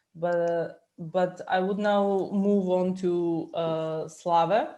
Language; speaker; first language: English; non-native, fluent; Macedonian